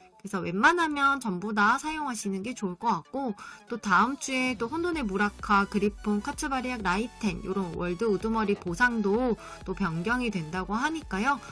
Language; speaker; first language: Korean; native; Korean